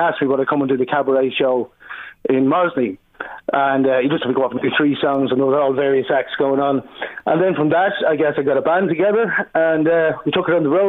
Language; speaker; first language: English; native; English